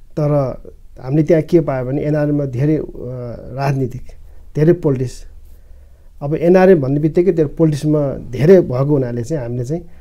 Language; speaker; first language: Nepali; non-native, local second language; Eastern Tamang